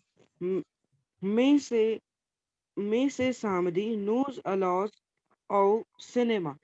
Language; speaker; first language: French; non-native, learner; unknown